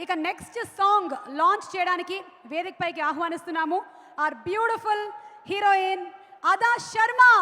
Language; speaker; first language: Telugu; native; Telugu